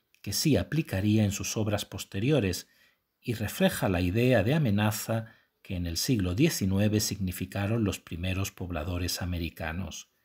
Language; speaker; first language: Spanish; native; Spanish